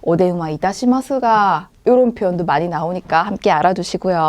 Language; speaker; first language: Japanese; non-native, fluent; Korean